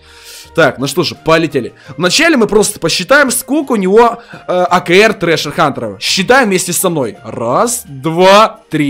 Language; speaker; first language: Russian; native; Russian